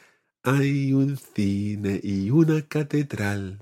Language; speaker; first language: Spanish; non-native, fluent; English